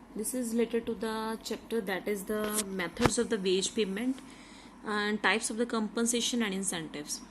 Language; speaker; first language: English; non-native, local second language; Punjabi